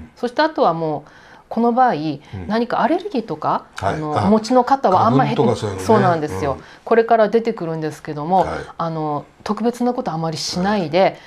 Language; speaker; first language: Japanese; native; Japanese